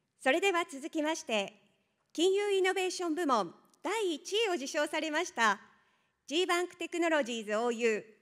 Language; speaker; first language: Japanese; native; Japanese